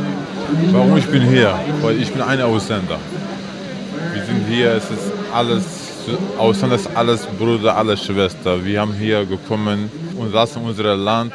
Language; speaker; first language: German; non-native, learner; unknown